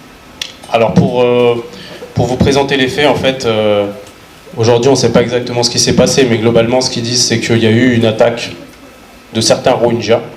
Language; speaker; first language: French; native; French